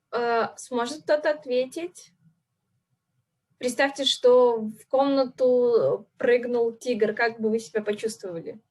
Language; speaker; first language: Russian; native; Russian